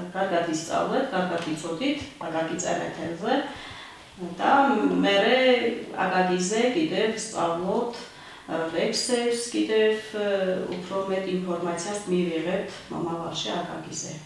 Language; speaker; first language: Georgian; non-native, local second language; Armenian